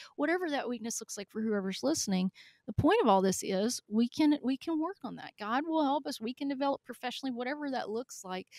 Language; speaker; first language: English; native; English